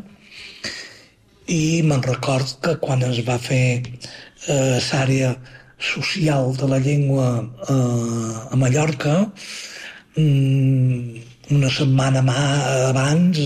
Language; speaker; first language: Catalan; native; Catalan